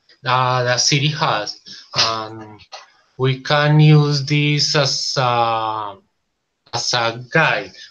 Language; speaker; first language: English; non-native, learner; Spanish